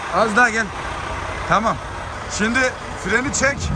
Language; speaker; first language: Turkish; native; Turkish